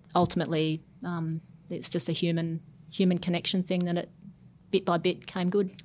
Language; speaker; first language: English; native; English